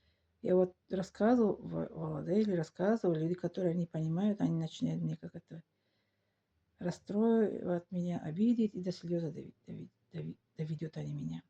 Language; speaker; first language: Russian; non-native, local second language; Tajik